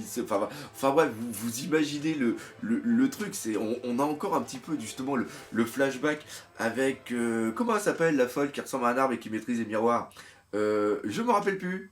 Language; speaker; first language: French; native; French